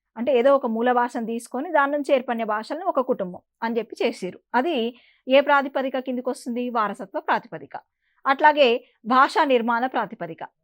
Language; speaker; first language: Telugu; native; Telugu